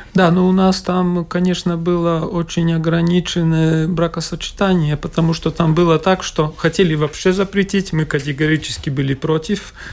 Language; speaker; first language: Russian; non-native, local second language; Latvian